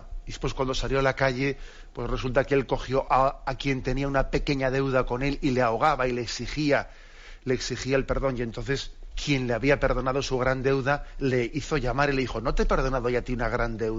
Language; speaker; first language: Spanish; native; Spanish